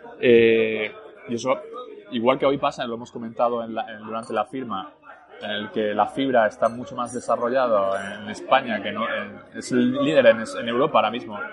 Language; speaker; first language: Spanish; early bilingual, other home language; French